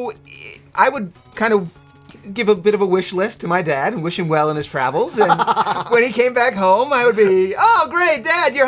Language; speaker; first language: English; native; English